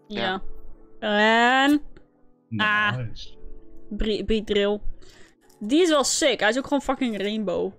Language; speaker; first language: Dutch; native; Dutch